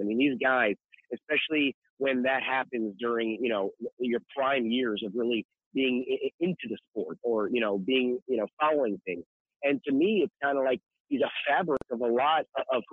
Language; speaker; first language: English; native; English